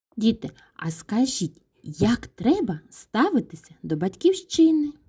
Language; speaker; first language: Ukrainian; native; Ukrainian